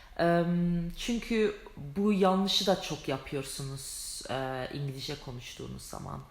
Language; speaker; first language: Turkish; early bilingual, heritage; Turkish